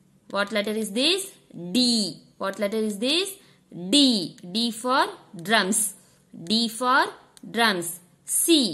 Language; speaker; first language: English; non-native, local second language; Tamil